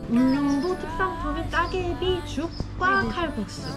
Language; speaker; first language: Korean; native; Korean